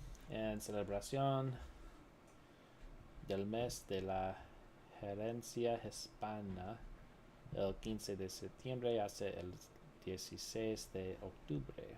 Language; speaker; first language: Spanish; non-native, learner; English